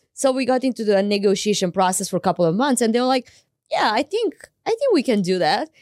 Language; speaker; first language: English; non-native, fluent; Romanian